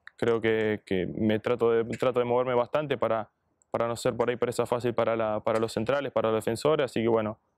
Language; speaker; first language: Spanish; native; Spanish